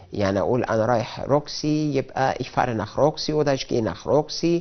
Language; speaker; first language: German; non-native, fluent; Arabic